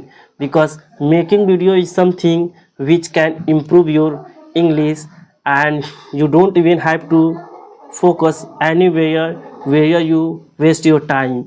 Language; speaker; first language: English; non-native, local second language; Hindi